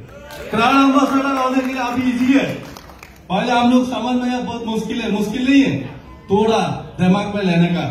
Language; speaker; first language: Hindi; non-native, learner; Bangla